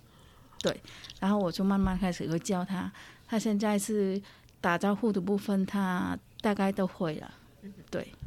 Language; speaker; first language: Chinese; non-native, fluent; Vietnamese